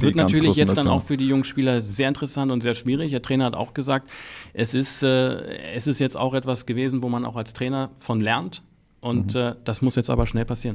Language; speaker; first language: German; native; German